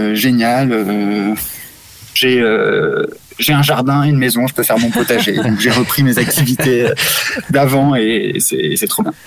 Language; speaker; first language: French; native; French